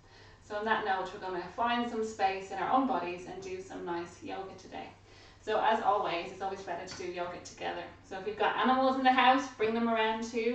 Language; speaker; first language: English; native; English